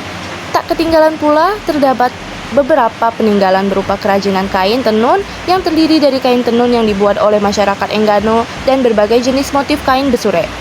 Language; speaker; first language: Indonesian; native; Indonesian